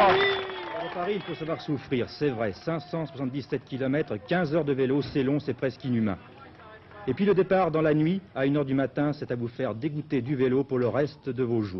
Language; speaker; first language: French; native; French